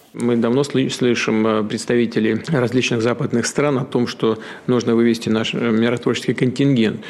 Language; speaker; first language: Russian; native; Russian